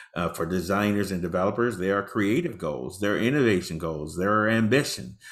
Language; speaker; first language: English; native; English